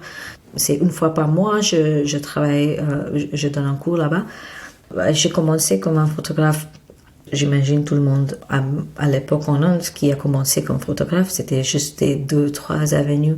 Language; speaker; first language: French; non-native, fluent; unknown